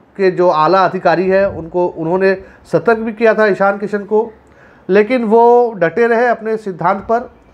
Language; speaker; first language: Hindi; non-native, local second language; Bangla